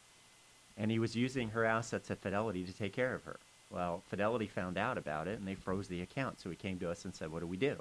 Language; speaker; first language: English; native; English